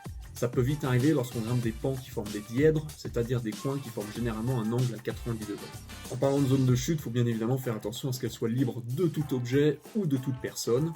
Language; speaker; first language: French; native; French